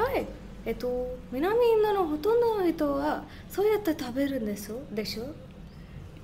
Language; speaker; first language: Japanese; non-native, learner; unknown